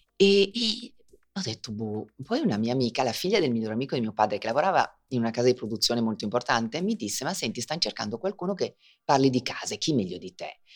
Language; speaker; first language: Italian; native; Italian